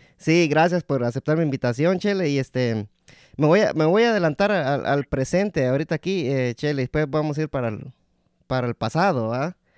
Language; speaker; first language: Spanish; native; Spanish